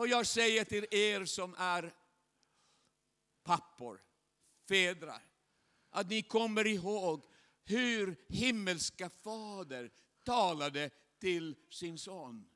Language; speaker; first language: Swedish; non-native, fluent; Chinese